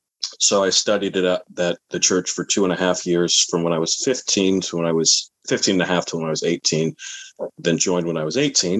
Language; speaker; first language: English; native; English